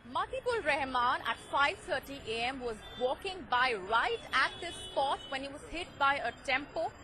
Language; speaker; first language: English; non-native, local second language; Hindi